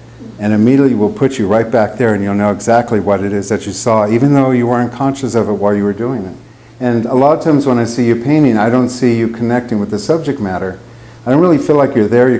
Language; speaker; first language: English; native; English